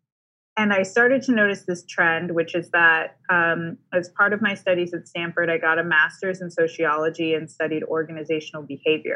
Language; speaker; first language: English; native; English